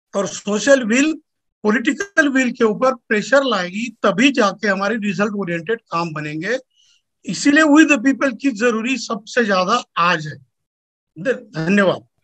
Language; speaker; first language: Hindi; non-native, local second language; Marathi